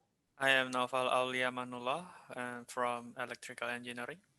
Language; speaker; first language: English; non-native, learner; Indonesian